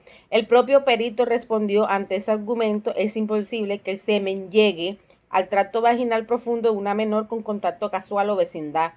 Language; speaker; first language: Spanish; native; Spanish